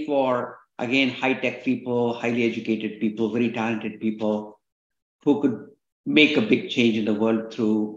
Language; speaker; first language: English; non-native, local second language; Kannada